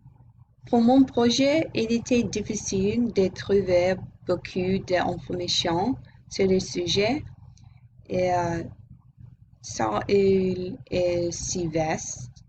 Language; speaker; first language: French; non-native, learner; English